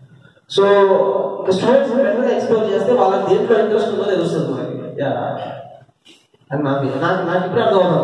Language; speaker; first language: Telugu; native; Telugu